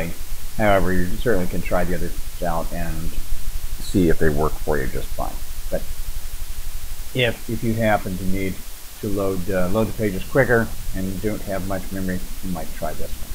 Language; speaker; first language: English; native; English